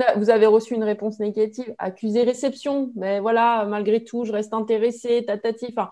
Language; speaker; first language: French; native; French